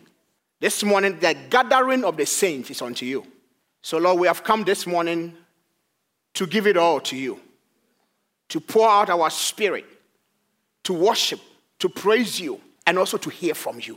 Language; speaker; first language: English; non-native, local second language; Akan